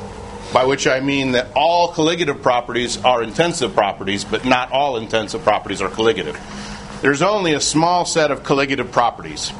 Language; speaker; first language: English; native; English